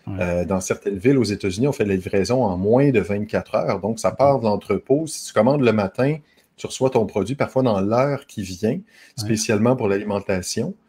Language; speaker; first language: French; native; French